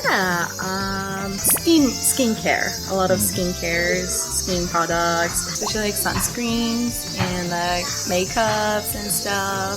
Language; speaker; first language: English; non-native, fluent; Persian